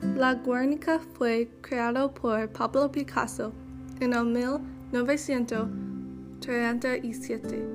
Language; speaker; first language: Spanish; non-native, learner; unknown